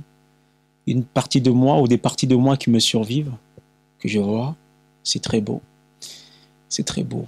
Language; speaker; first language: French; non-native, local second language; Lingala